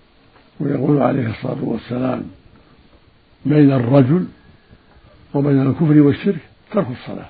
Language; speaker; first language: Arabic; native; Arabic